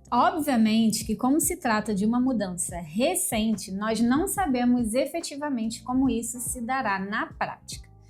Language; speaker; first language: Portuguese; native; Portuguese